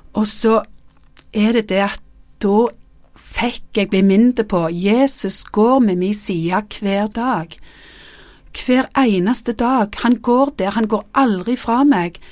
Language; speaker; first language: Norwegian; native; Norwegian